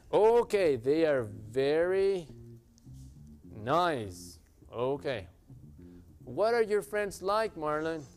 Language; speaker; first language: English; non-native, fluent; Spanish